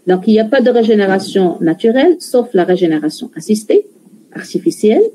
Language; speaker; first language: French; non-native, local second language; Arabic